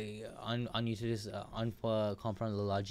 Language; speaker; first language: French; non-native, learner; English